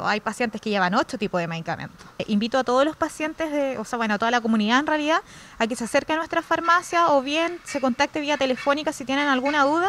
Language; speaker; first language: Spanish; native; Spanish